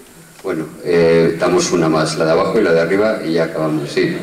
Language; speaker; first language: Spanish; native; Spanish